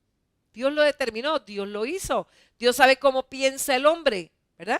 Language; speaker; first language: Spanish; native; Spanish